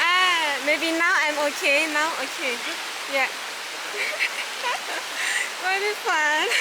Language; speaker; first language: English; non-native, learner; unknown